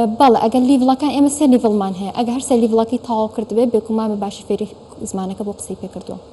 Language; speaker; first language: Central Kurdish; native; Central Kurdish